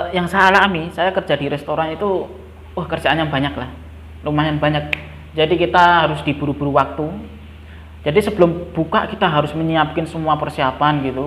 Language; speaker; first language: Indonesian; non-native, local second language; Javanese